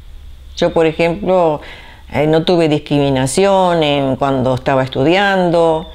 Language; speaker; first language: Spanish; early bilingual, other home language; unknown